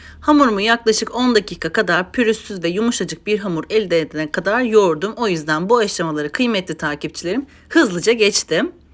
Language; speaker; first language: Turkish; native; Turkish